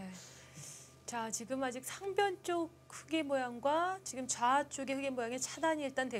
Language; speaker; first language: Korean; native; Korean